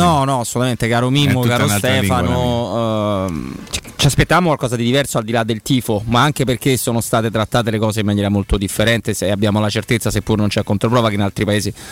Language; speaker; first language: Italian; native; Italian